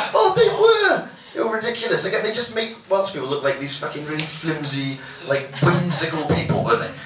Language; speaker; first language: English; native; English